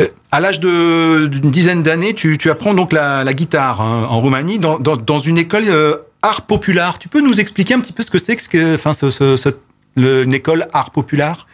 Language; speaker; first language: French; native; French